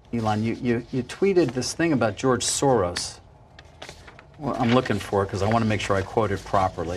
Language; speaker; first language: English; native; English